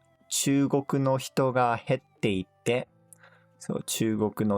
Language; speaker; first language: Japanese; non-native, fluent; English